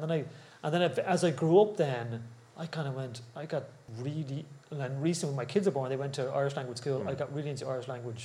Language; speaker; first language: English; native; English